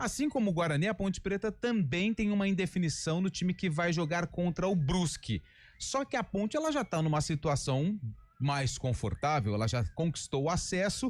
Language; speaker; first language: Portuguese; native; Portuguese